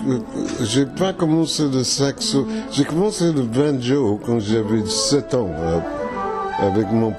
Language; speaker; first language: French; non-native, fluent; English